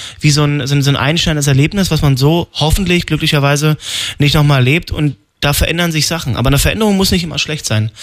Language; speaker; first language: German; native; German